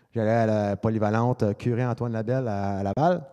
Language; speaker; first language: French; native; French